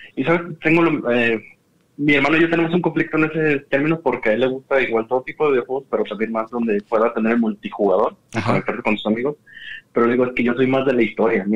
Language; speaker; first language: Spanish; native; Spanish